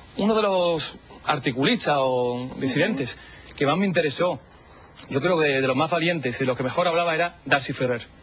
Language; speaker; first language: Spanish; native; Spanish